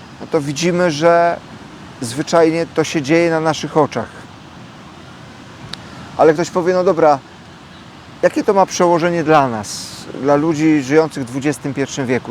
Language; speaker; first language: Polish; native; Polish